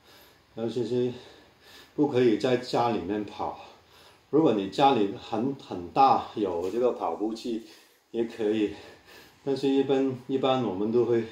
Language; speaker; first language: Chinese; non-native, local second language; Cantonese